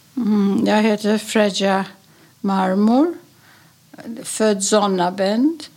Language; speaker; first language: Swedish; early bilingual, other home language; Polish